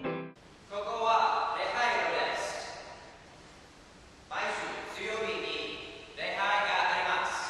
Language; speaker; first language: Japanese; non-native, learner; English